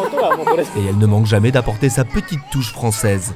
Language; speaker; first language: French; native; French